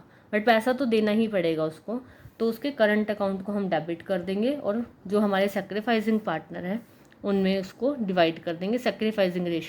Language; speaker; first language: Hindi; native; Hindi